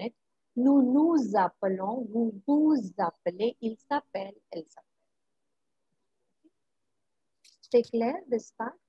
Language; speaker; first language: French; non-native, fluent; Marathi